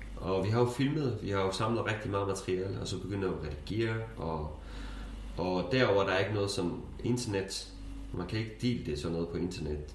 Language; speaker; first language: Danish; non-native, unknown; Kurdish